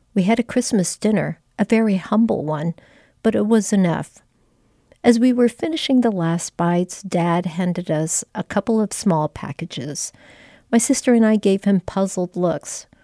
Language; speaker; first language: English; non-native, local second language; Filipino